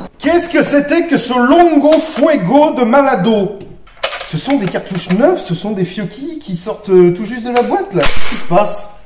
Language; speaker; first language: French; native; French